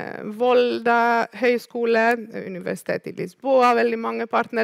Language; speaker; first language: Norwegian; non-native, fluent; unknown